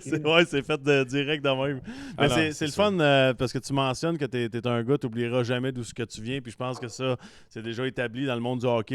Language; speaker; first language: French; native; French